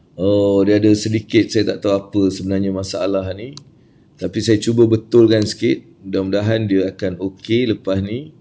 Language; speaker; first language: Malay; native; Malay